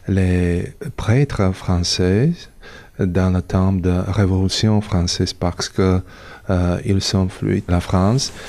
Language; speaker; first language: French; non-native, learner; Slovak